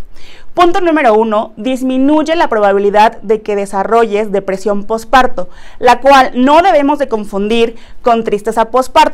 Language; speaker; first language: Spanish; native; Spanish